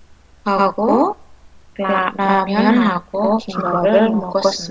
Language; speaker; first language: Korean; non-native, learner; Indonesian